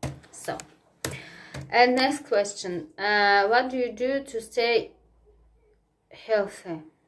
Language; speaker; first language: English; non-native, learner; Russian